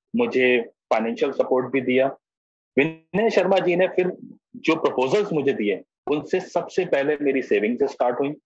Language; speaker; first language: Hindi; native; Hindi